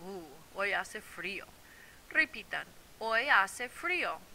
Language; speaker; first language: Spanish; non-native, fluent; English